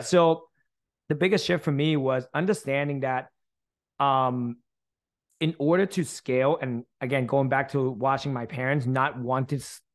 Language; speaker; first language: English; early bilingual, other home language; Thai